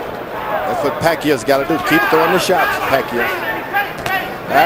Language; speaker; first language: English; native; English